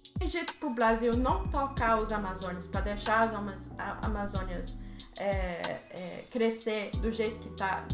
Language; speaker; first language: Portuguese; early bilingual, heritage; Portuguese